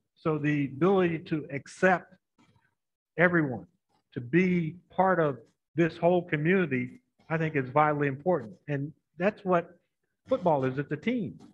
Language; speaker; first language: English; native; English